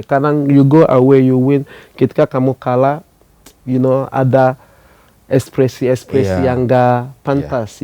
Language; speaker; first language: Indonesian; non-native, fluent; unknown